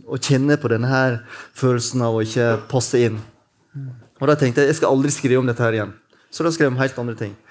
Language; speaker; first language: Norwegian; native; Norwegian